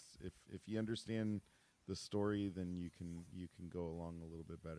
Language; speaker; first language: English; native; English